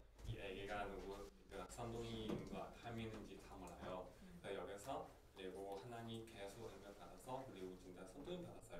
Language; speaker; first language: Korean; non-native, learner; Chinese